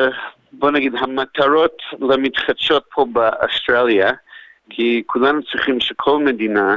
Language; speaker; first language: Hebrew; non-native, fluent; English